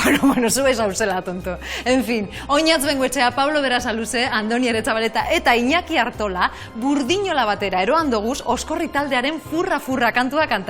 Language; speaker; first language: Basque; native; Basque